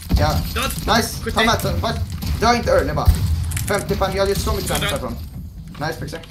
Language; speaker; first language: Swedish; native; Swedish